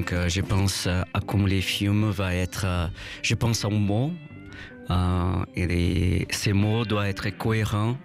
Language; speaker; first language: French; non-native, fluent; Portuguese